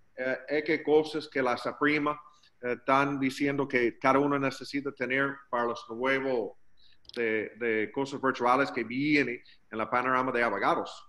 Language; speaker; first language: Spanish; non-native, learner; English